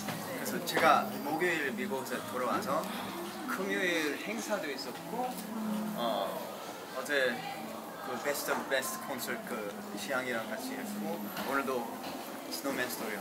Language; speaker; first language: Korean; early bilingual, heritage; English